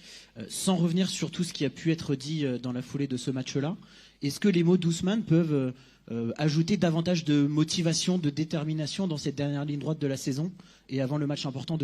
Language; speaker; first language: French; native; French